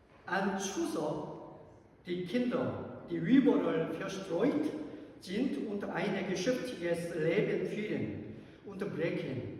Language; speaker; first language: German; non-native, learner; Korean